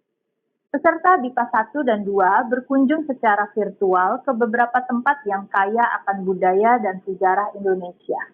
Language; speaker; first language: Indonesian; native; Indonesian